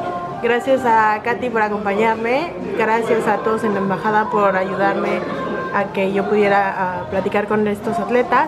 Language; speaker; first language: Spanish; native; Spanish